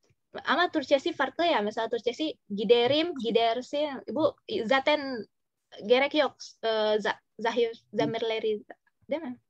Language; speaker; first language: Turkish; non-native, learner; Indonesian